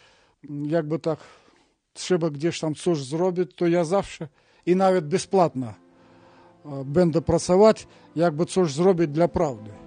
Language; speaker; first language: Polish; non-native, learner; Russian